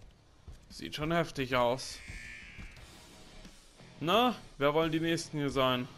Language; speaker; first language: German; native; German